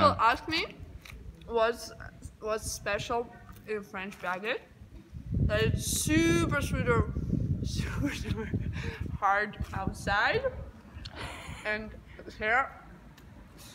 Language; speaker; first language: English; non-native, learner; Russian